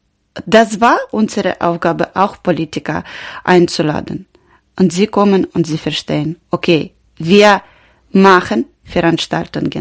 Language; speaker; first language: German; non-native, learner; Ukrainian